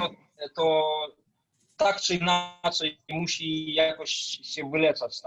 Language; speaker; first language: Polish; non-native, fluent; Russian